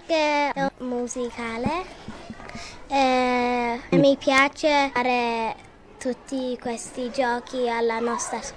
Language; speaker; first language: Italian; early bilingual, heritage; Italian